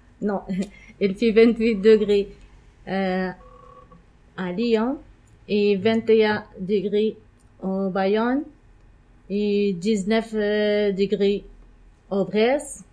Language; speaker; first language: French; non-native, learner; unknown